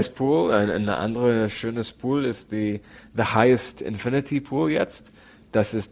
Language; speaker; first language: German; non-native, learner; Arabic